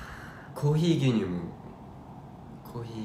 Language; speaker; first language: Japanese; non-native, fluent; Korean